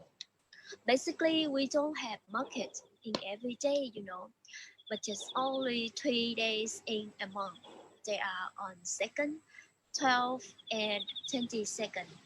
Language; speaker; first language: English; non-native, learner; Vietnamese